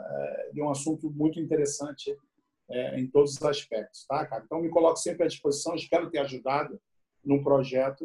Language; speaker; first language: Portuguese; native; Portuguese